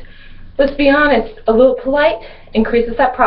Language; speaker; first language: English; native; English